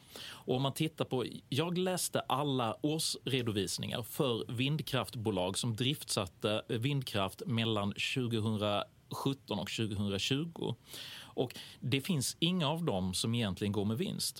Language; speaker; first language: Swedish; native; Swedish